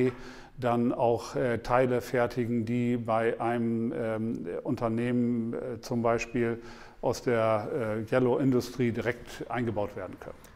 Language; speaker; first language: German; native; German